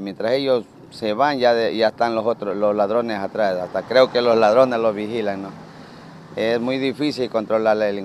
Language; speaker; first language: Spanish; native; Spanish